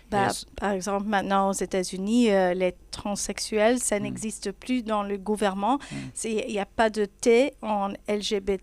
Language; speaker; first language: French; non-native, fluent; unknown